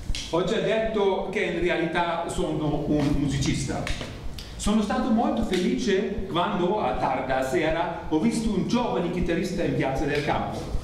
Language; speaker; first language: Italian; non-native, learner; German